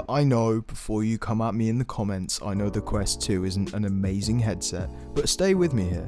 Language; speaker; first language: English; native; English